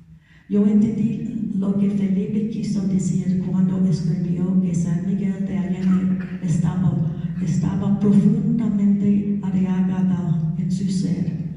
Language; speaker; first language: Spanish; non-native, learner; English